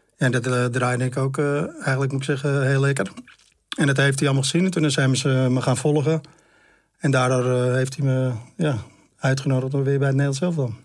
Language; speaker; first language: Dutch; native; Dutch